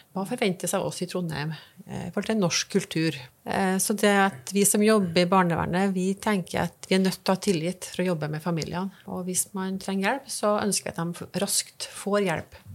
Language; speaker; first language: Norwegian; native; Norwegian